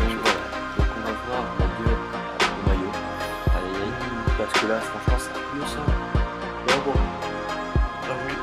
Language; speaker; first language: French; native; French